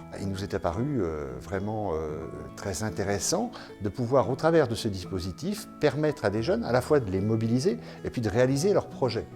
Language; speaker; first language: French; native; French